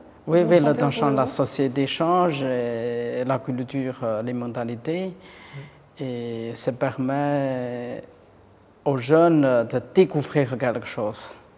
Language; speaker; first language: French; non-native, fluent; Chinese